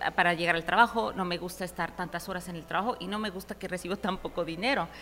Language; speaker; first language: Spanish; early bilingual, heritage; Spanish